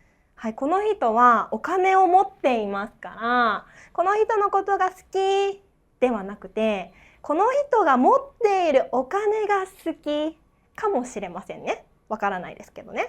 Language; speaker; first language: Japanese; non-native, fluent; Chinese